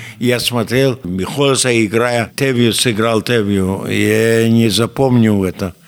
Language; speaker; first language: Russian; non-native, fluent; Yiddish